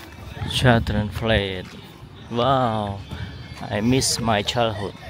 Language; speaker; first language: English; non-native, learner; Khmer